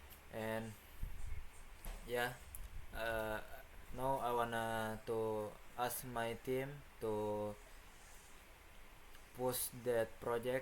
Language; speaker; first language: English; non-native, learner; Indonesian